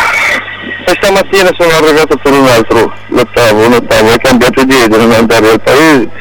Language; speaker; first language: Italian; non-native, local second language; Arabic